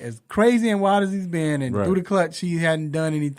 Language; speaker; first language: English; native; English